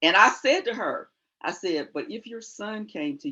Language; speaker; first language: English; native; English